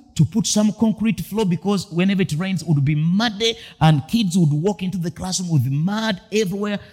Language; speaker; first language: English; non-native, local second language; Ganda